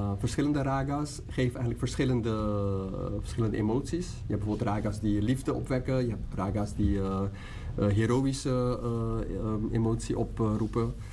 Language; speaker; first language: Dutch; native; Dutch